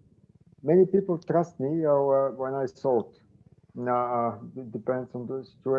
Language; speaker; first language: English; non-native, learner; Bulgarian